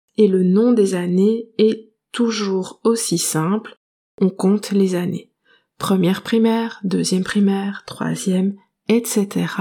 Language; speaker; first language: French; native; French